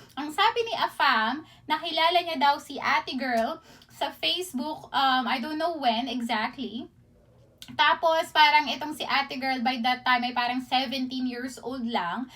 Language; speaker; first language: Filipino; native; Filipino